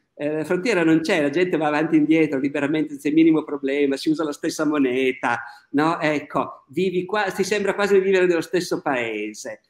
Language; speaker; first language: Italian; native; Italian